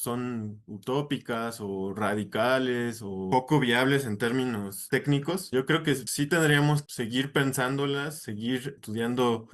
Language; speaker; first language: Spanish; native; Spanish